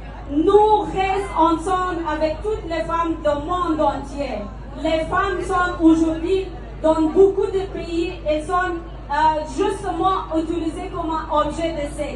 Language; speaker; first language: French; non-native, fluent; Persian